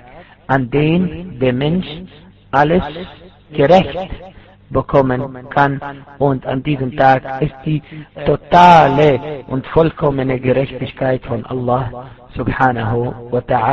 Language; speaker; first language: German; non-native, fluent; Arabic